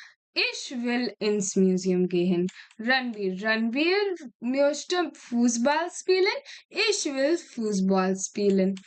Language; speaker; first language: German; non-native, learner; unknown